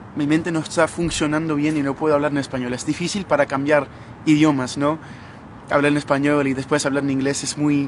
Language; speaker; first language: Spanish; early bilingual, heritage; Spanish